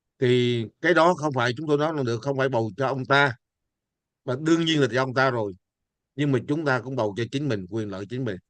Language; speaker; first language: Vietnamese; native; Vietnamese